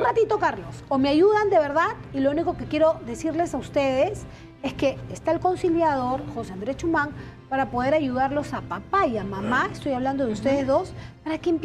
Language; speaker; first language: Spanish; native; Spanish